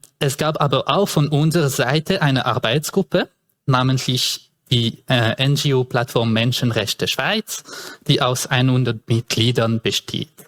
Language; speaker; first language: German; non-native, local second language; French